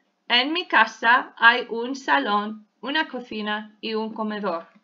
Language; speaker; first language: Spanish; non-native, fluent; English